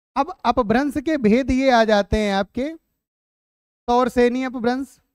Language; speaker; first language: Hindi; native; Hindi